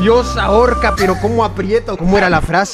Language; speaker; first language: Spanish; native; Spanish